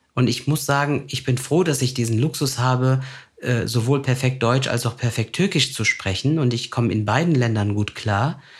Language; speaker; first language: German; early bilingual, other home language; Turkish